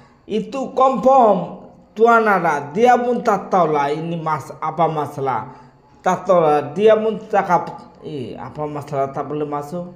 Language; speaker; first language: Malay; non-native, learner; Bangla